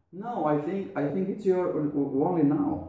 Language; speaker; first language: English; non-native, learner; Romanian